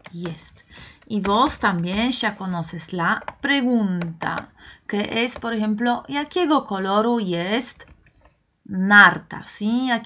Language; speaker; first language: Spanish; non-native, fluent; Polish